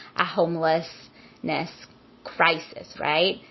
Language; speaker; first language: English; non-native, fluent; Spanish